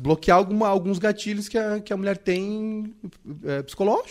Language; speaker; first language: Portuguese; native; Portuguese